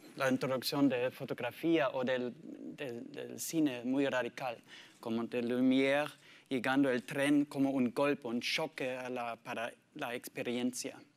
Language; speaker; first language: Spanish; non-native, learner; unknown